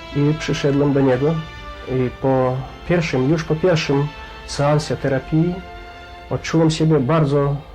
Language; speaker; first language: Polish; non-native, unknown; Russian